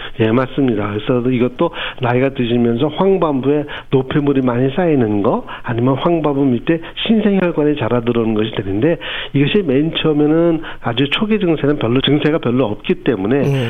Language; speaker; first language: Korean; native; Korean